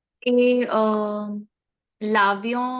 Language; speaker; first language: French; non-native, learner; Hindi